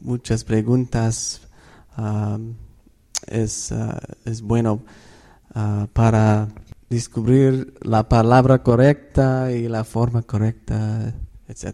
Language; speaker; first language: Spanish; non-native, fluent; English